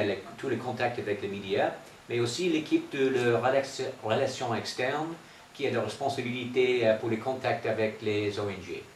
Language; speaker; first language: French; non-native, fluent; English